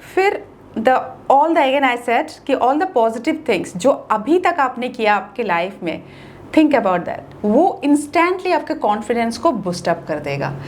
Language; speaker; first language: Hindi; non-native, local second language; Bangla